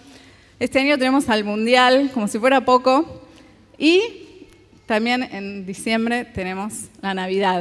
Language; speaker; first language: Spanish; native; Spanish